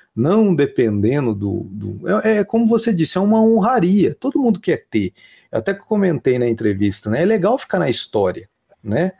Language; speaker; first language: Portuguese; native; Portuguese